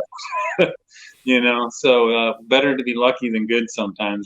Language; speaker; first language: English; native; English